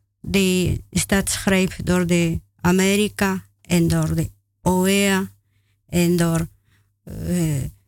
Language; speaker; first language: Dutch; non-native, learner; Spanish